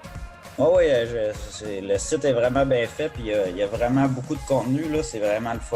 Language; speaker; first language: French; native; French